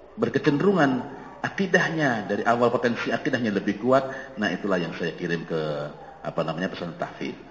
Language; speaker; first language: Indonesian; non-native, local second language; Javanese